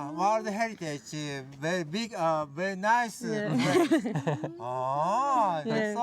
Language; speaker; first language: English; non-native, learner; Japanese